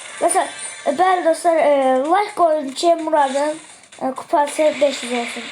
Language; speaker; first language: Turkish; non-native, learner; Azerbaijani